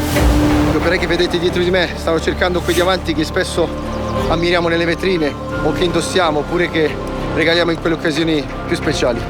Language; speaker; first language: Italian; native; Italian